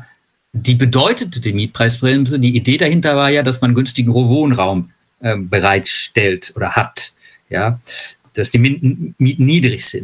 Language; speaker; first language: German; native; German